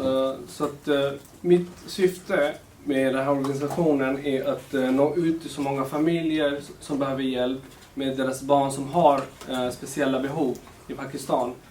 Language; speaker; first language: Swedish; non-native, local second language; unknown